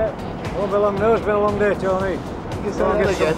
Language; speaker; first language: English; native; English